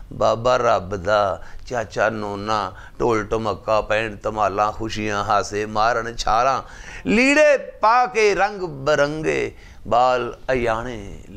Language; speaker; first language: Punjabi; native; Punjabi